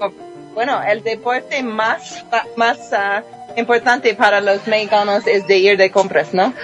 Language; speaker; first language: Spanish; non-native, fluent; English